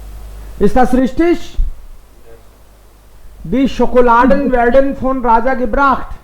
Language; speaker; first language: German; non-native, fluent; Hindi